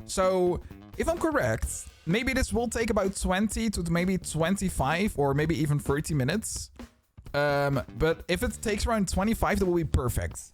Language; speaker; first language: English; non-native, fluent; Dutch